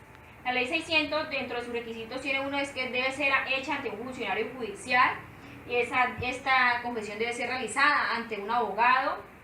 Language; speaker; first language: Spanish; native; Spanish